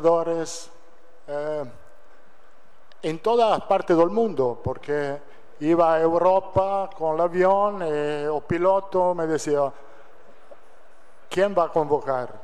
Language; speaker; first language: Portuguese; non-native, fluent; Italian